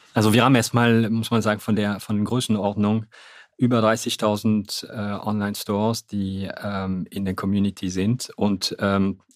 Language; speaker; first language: German; non-native, fluent; French